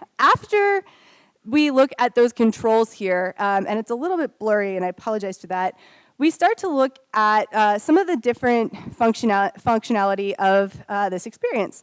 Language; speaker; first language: English; native; English